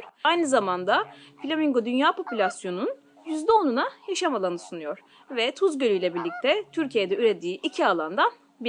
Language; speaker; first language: Turkish; native; Turkish